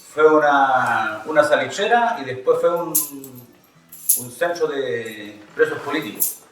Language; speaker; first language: Spanish; native; Spanish